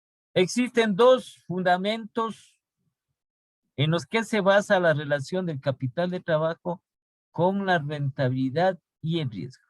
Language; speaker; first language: Spanish; native; Spanish